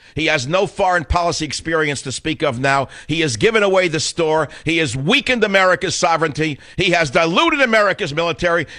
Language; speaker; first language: English; native; English